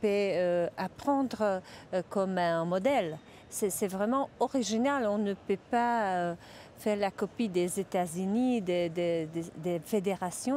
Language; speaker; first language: French; non-native, fluent; Czech